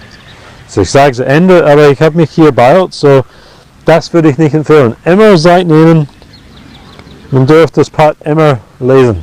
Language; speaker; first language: German; non-native, fluent; English